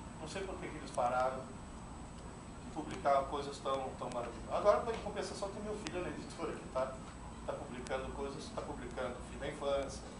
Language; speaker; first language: Portuguese; non-native, fluent; Italian